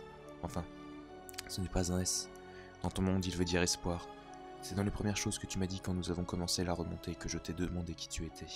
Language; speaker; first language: French; native; French